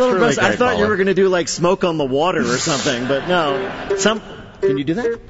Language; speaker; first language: English; native; English